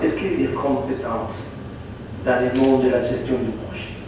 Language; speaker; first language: French; non-native, fluent; Catalan